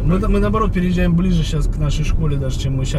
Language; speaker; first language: Russian; native; Russian